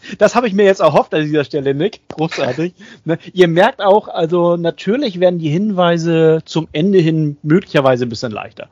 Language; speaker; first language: German; native; German